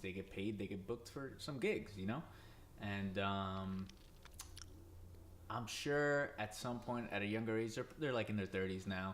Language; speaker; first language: English; native; English